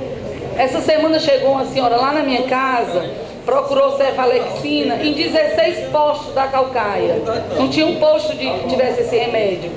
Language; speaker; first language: Portuguese; native; Portuguese